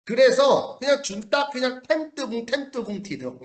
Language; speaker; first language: Korean; native; Korean